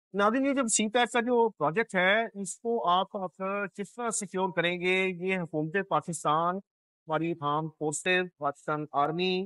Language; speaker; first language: Urdu; non-native, local second language; Punjabi